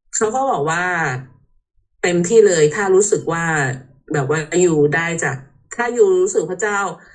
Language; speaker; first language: Thai; early bilingual, heritage; Thai